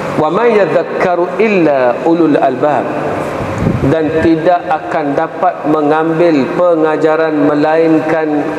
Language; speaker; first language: Malay; native; Malay